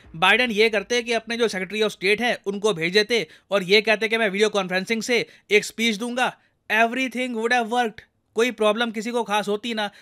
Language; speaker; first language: Hindi; native; Hindi